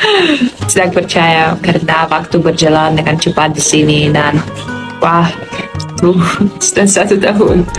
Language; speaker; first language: Indonesian; non-native, fluent; Polish